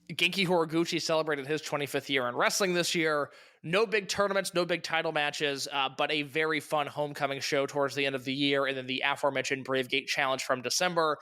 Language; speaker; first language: English; native; English